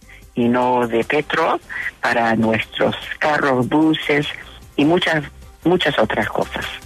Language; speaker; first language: Spanish; non-native, fluent; English